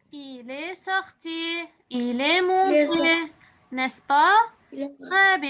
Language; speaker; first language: French; non-native, local second language; Arabic